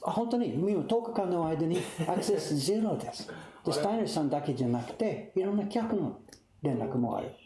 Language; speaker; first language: Japanese; non-native, fluent; English